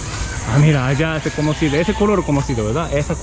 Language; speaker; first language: Spanish; non-native, learner; Japanese